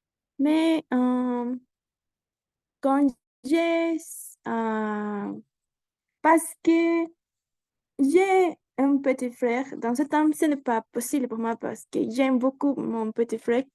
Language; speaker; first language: French; non-native, learner; Spanish